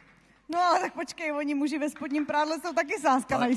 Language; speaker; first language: Czech; native; Czech